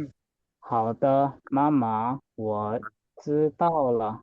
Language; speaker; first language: Chinese; non-native, learner; Lao